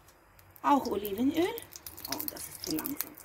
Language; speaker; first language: German; non-native, fluent; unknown